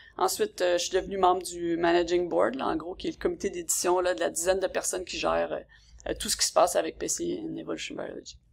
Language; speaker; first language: French; native; French